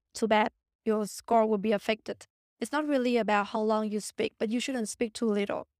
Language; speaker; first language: English; non-native, fluent; Vietnamese